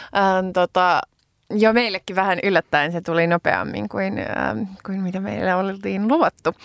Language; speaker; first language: Finnish; native; Finnish